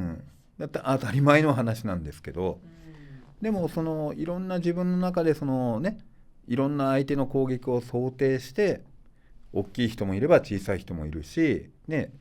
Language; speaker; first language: Japanese; native; Japanese